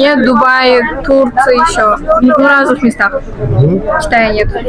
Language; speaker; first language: Russian; non-native, local second language; Kyrgyz